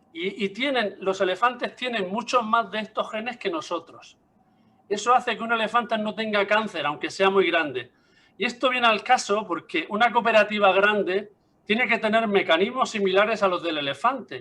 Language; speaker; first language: Spanish; native; Spanish